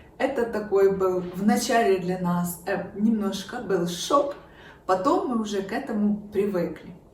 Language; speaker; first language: Russian; native; Russian